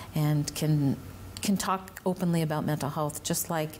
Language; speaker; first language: English; native; English